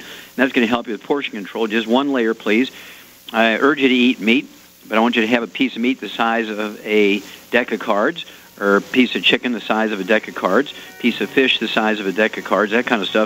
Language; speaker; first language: English; native; English